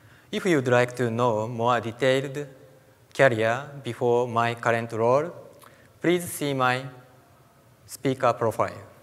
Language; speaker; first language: English; non-native, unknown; Japanese